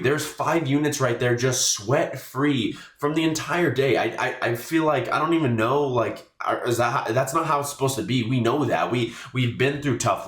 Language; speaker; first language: English; native; English